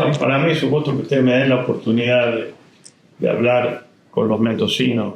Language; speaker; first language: Spanish; native; Spanish